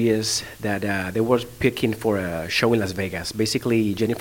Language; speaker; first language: English; non-native, fluent; Spanish